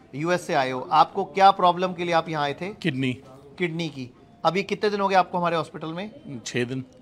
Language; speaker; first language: Hindi; native; Hindi